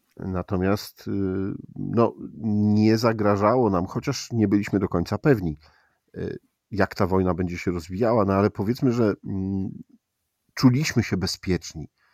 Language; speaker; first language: Polish; native; Polish